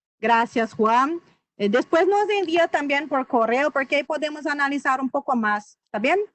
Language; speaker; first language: Spanish; non-native, fluent; Portuguese